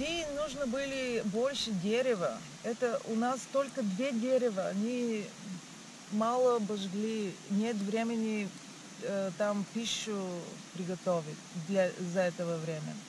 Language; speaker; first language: Russian; non-native, learner; Bulgarian